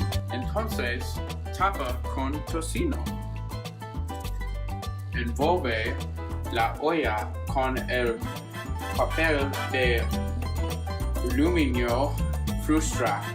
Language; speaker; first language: Spanish; non-native, learner; English